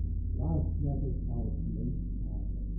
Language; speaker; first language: German; native; German